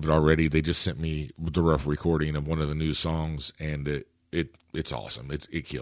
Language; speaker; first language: English; native; English